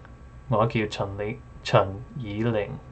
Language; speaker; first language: Cantonese; non-native, learner; English